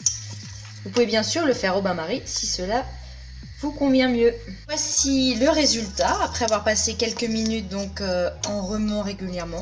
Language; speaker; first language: French; native; French